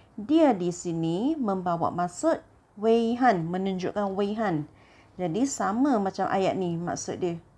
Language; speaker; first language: Malay; non-native, local second language; Chinese